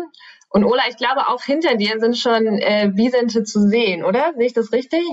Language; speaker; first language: German; native; German